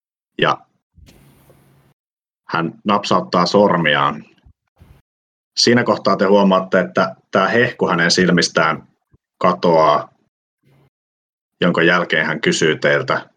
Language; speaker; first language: Finnish; native; Finnish